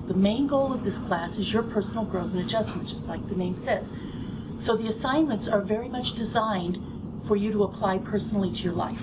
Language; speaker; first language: English; native; English